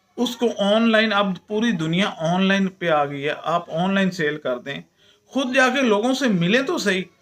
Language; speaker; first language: Urdu; non-native, local second language; Punjabi